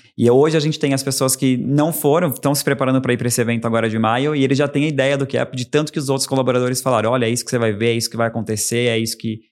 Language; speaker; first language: Portuguese; native; Portuguese